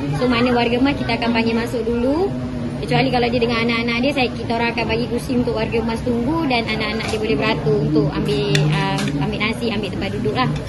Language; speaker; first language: Malay; native; Malay